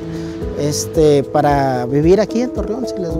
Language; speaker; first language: Spanish; native; Spanish